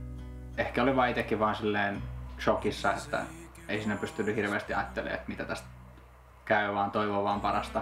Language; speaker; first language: Finnish; native; Finnish